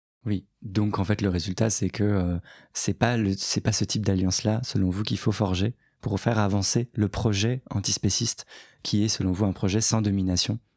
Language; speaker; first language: French; native; French